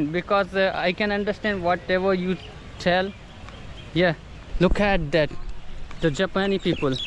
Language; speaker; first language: English; non-native, learner; Hindi